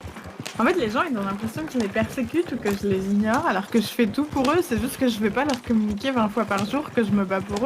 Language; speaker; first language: French; native; French